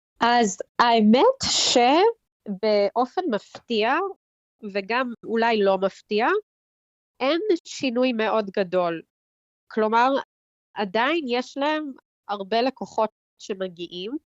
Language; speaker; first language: Hebrew; early bilingual, heritage; Hebrew